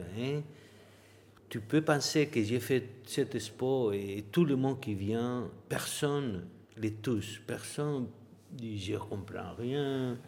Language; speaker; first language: French; non-native, learner; Spanish